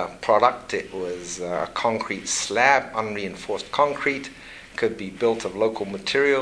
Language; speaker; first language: English; native; English